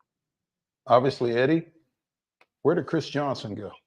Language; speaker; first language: English; native; English